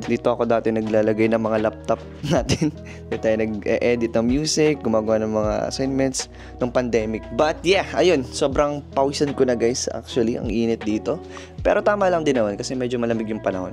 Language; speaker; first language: Filipino; native; Filipino